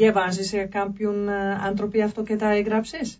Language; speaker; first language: Greek; non-native, learner; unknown